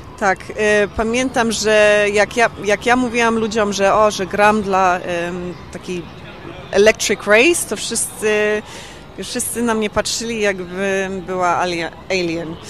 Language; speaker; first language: Polish; early bilingual, heritage; Polish